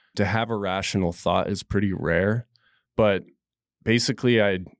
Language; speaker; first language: English; native; English